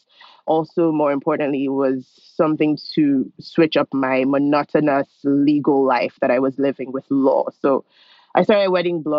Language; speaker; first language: English; non-native, local second language; Yoruba